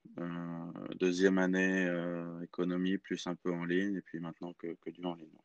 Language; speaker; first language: French; native; French